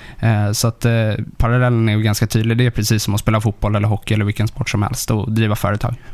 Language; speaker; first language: Swedish; native; Swedish